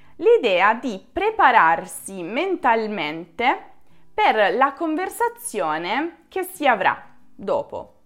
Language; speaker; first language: Italian; native; Italian